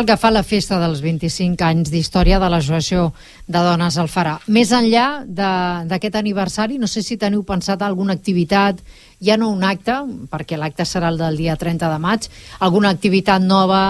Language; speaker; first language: Catalan; native; Catalan